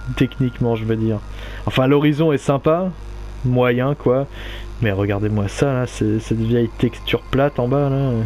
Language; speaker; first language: French; native; French